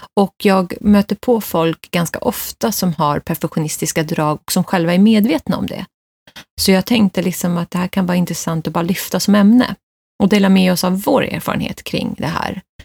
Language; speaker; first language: Swedish; early bilingual, other home language; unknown